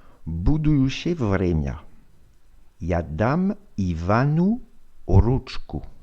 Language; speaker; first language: Russian; non-native, fluent; French